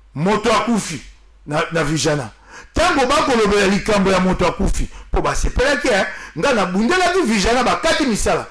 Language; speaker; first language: Lingala; native; Lingala